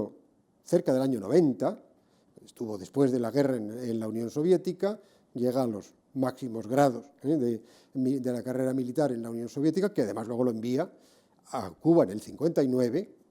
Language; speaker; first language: Spanish; native; Spanish